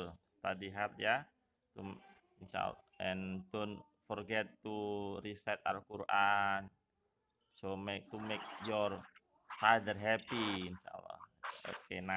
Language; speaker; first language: English; non-native, fluent; Indonesian